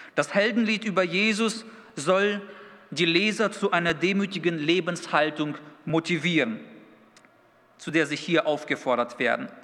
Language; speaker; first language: German; early bilingual, other home language; Russian